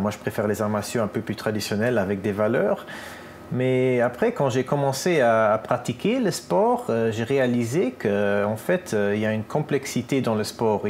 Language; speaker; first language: French; non-native, local second language; Luxembourgish